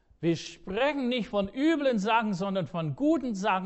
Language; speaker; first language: German; non-native, fluent; English